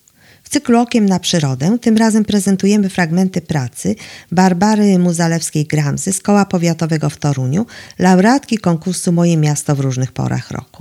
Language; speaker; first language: Polish; native; Polish